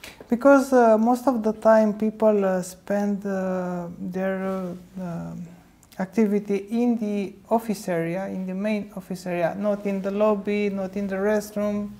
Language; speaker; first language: English; non-native, fluent; Romanian